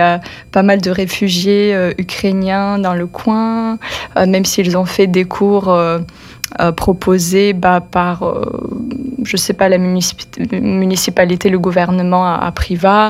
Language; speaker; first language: French; non-native, fluent; Russian